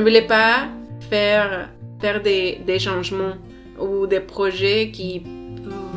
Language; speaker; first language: French; non-native, learner; Spanish